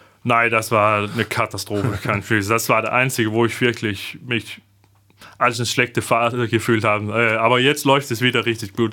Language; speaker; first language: German; non-native, fluent; Danish